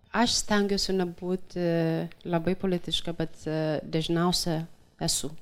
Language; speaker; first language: Lithuanian; non-native, fluent; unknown